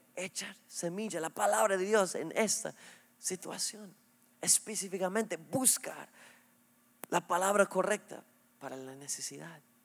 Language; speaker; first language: Spanish; non-native, fluent; English